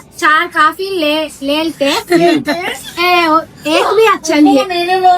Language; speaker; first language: Hindi; non-native, local second language; Telugu